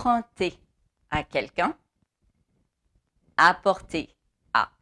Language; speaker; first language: French; non-native, fluent; English